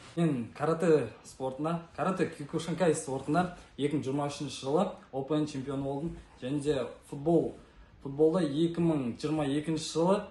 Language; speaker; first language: Kazakh; non-native, local second language; Kara-Kalpak